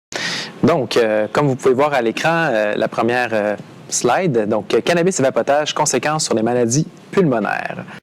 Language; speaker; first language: French; native; French